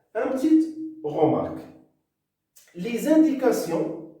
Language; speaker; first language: French; non-native, local second language; Arabic